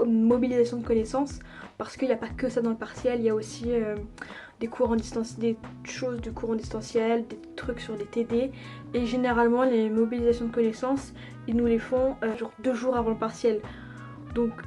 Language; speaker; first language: French; native; French